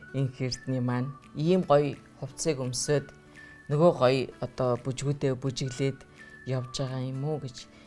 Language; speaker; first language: Mongolian; native; Mongolian